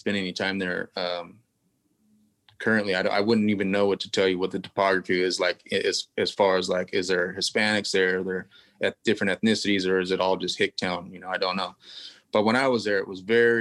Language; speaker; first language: English; native; English